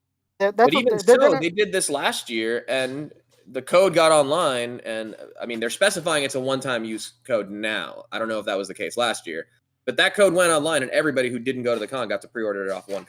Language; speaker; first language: English; native; English